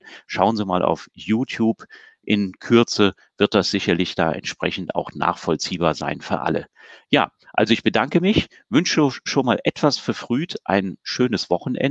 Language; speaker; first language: German; native; German